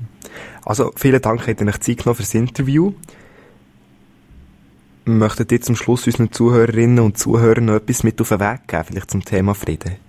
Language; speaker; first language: German; native; German